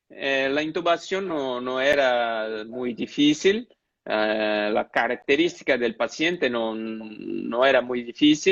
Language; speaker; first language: Spanish; non-native, fluent; Portuguese